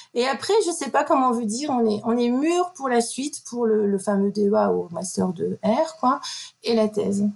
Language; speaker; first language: French; native; French